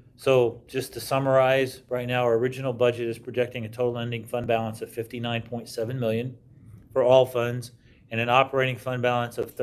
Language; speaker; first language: English; native; English